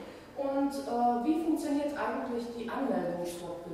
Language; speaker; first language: German; non-native, fluent; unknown